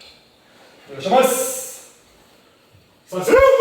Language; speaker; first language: Japanese; non-native, learner; Hebrew